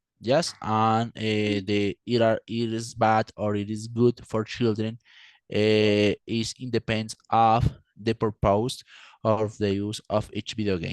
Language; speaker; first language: English; non-native, fluent; Spanish